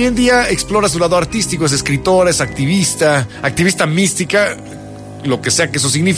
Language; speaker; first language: Spanish; native; Spanish